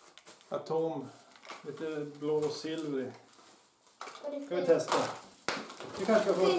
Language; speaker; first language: Swedish; native; Swedish